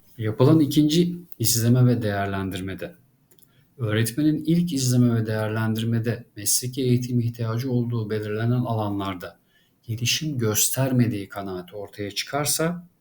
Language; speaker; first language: Turkish; native; Turkish